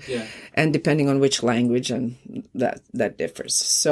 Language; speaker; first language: English; non-native, fluent; Croatian